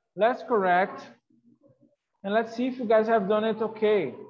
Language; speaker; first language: English; non-native, fluent; Portuguese